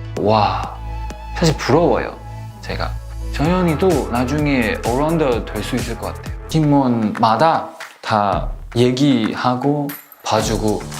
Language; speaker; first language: Korean; non-native, learner; Chinese